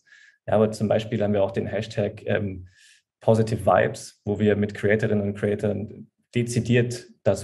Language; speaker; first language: German; native; German